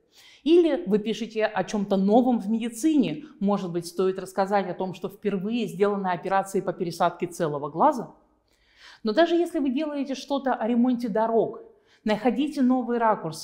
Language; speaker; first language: Russian; native; Russian